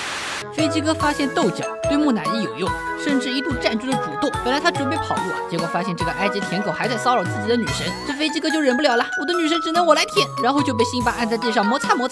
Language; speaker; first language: Chinese; native; Chinese